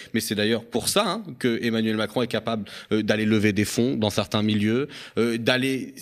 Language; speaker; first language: French; native; French